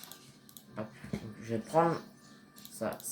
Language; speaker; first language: French; native; French